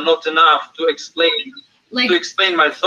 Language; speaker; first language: English; non-native, fluent; Russian